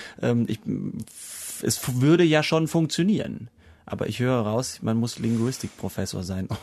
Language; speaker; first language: German; native; German